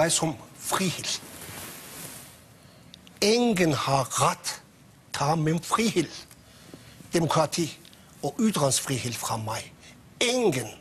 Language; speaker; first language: Danish; non-native, fluent; Persian